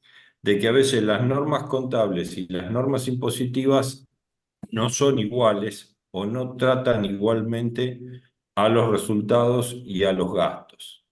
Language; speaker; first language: Spanish; native; Spanish